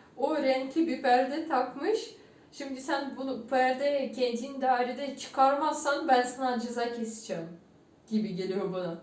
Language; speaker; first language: Turkish; non-native, fluent; Ukrainian